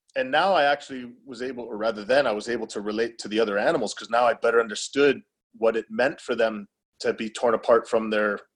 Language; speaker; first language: English; native; English